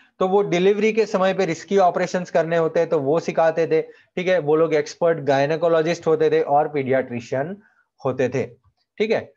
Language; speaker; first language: Hindi; non-native, local second language; Gujarati